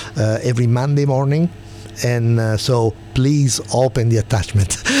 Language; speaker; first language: English; non-native, fluent; Italian